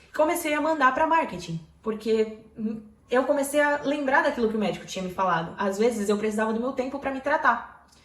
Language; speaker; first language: Portuguese; native; Portuguese